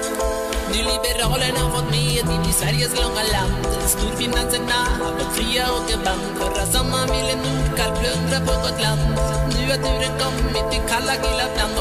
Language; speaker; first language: Swedish; native; Swedish